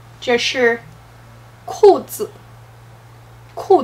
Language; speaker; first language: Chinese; non-native, fluent; English